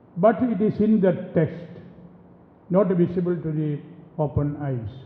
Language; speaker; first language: English; non-native, local second language; Malayalam